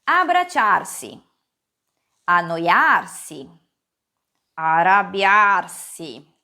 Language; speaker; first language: Italian; non-native, fluent; Portuguese